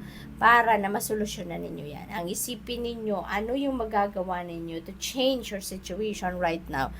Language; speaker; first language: Filipino; native; Filipino